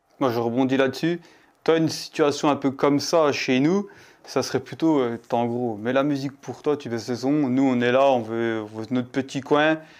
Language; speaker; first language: French; native; French